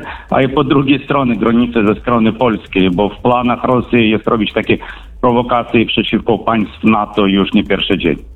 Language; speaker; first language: Polish; non-native, fluent; Ukrainian